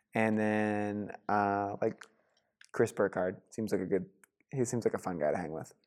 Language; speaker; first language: English; native; English